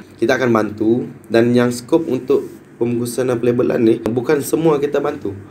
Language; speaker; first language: Malay; native; Malay